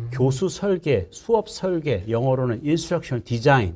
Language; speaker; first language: Korean; native; Korean